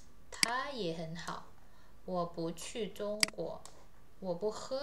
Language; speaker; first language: Chinese; non-native, fluent; Indonesian